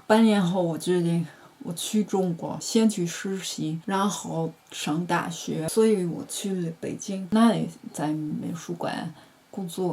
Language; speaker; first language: Chinese; non-native, learner; Dutch